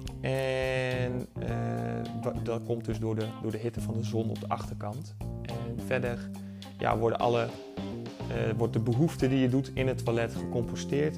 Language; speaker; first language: Dutch; native; Dutch